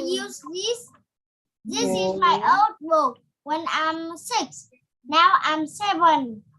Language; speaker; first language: English; non-native, learner; Vietnamese